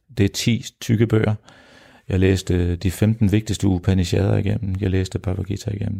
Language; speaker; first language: Danish; early bilingual, heritage; Danish